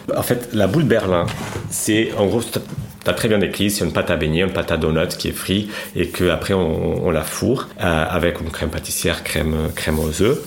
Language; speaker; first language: French; non-native, fluent; Portuguese